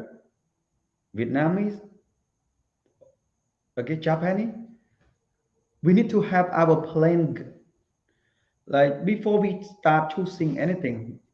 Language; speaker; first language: English; non-native, learner; Khmer